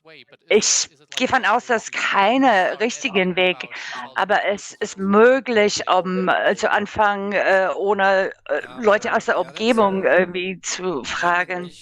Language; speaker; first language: German; non-native, learner; English